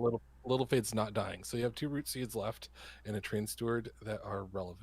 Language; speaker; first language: English; native; English